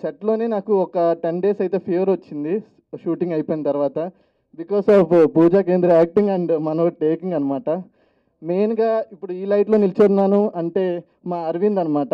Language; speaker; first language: Telugu; native; Telugu